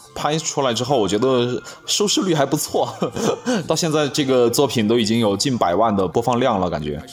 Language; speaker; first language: Chinese; non-native, local second language; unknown